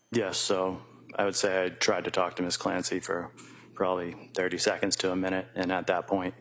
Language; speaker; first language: English; native; English